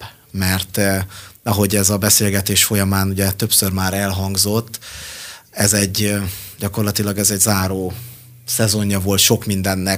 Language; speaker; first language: Hungarian; native; Hungarian